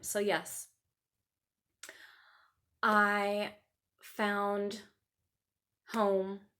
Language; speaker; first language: English; native; English